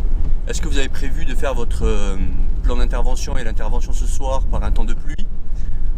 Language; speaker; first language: French; native; French